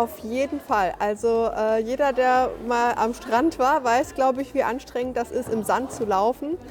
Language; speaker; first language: German; native; German